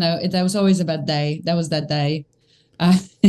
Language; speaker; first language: English; native; English